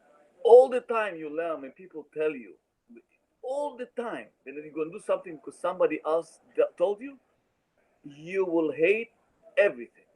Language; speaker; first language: English; non-native, learner; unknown